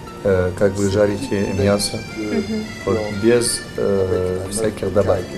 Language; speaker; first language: Russian; non-native, fluent; French